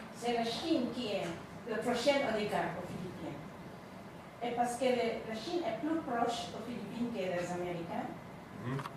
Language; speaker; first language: French; non-native, fluent; Filipino